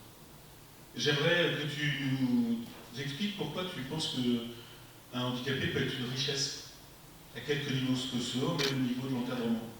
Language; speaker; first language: French; native; French